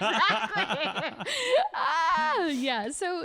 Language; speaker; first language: English; native; English